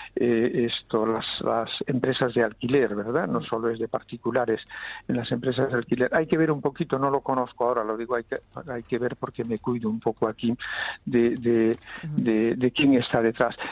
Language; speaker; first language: Spanish; native; Spanish